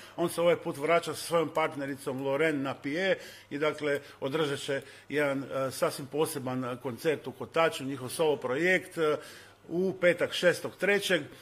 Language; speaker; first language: Croatian; native; Croatian